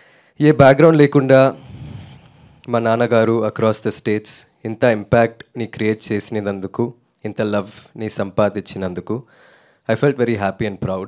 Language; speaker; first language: Telugu; non-native, learner; Tamil